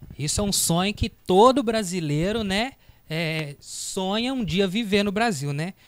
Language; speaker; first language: Portuguese; native; Portuguese